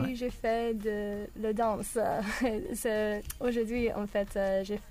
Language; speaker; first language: French; non-native, learner; English